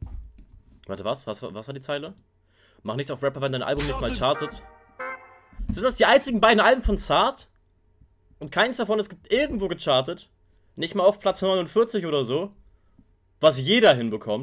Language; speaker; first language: German; native; German